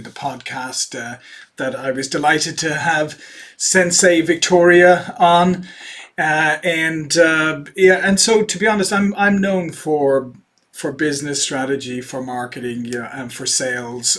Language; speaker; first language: English; native; English